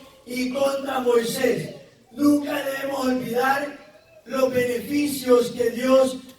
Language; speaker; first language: Spanish; native; Spanish